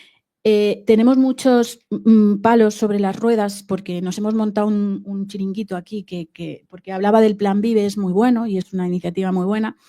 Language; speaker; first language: Spanish; native; Spanish